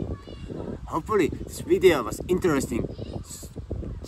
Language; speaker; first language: English; non-native, fluent; Estonian